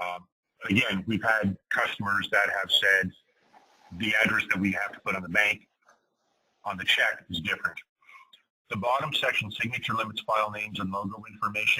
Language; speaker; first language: English; native; English